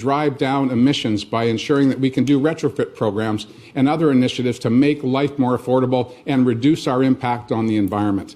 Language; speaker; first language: English; native; English